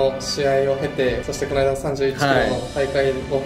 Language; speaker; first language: Japanese; native; Japanese